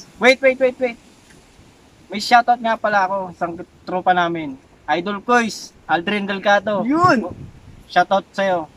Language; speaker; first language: Filipino; non-native, local second language; Iloko